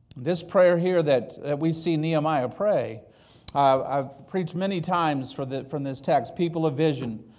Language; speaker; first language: English; early bilingual, other home language; Polish